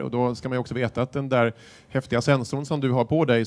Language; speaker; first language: Swedish; native; Swedish